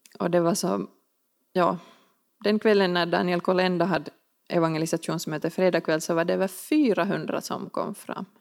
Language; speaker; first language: Swedish; native; Swedish